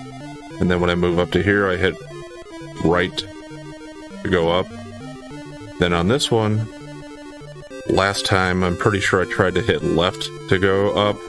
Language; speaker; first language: English; native; English